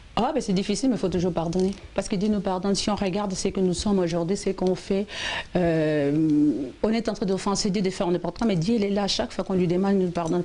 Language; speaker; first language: French; non-native, local second language; Lingala